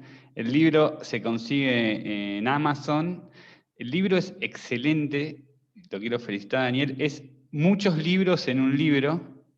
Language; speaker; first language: Spanish; native; Spanish